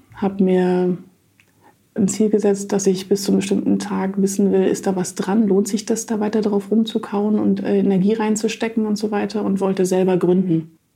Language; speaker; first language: German; native; German